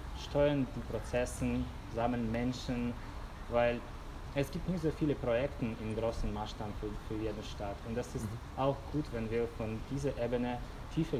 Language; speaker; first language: German; non-native, fluent; Russian